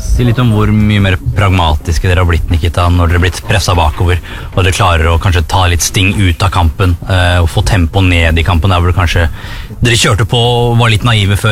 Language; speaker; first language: Norwegian; native; Norwegian